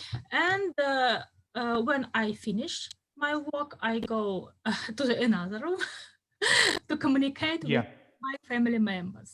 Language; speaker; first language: English; non-native, fluent; Russian